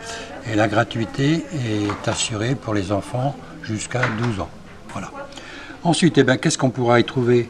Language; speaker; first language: French; native; French